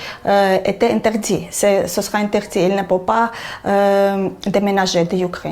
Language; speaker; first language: French; non-native, learner; Armenian